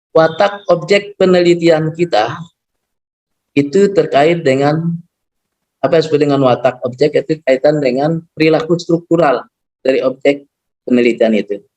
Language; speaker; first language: Indonesian; non-native, local second language; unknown